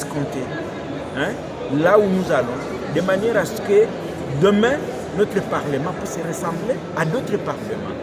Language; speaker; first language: French; non-native, local second language; Swahili